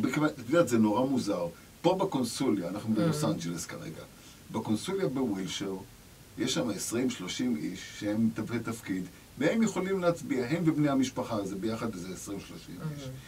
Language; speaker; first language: Hebrew; native; Hebrew